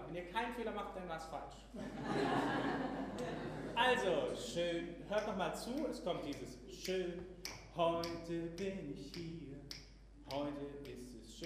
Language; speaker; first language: German; native; German